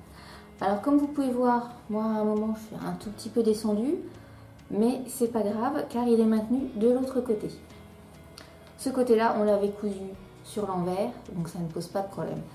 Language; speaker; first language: French; native; French